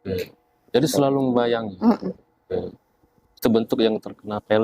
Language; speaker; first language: Indonesian; native; Indonesian